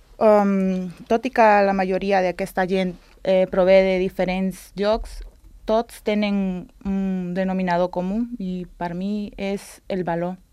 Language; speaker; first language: Catalan; non-native, learner; Spanish